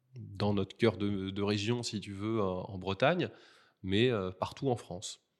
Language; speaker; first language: French; native; French